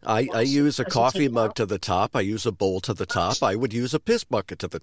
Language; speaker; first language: English; native; English